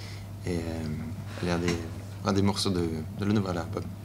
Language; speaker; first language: French; non-native, fluent; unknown